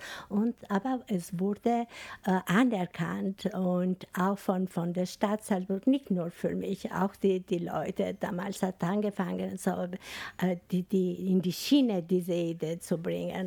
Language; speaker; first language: German; non-native, learner; Albanian